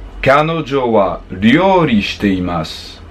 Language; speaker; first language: Japanese; non-native, learner; French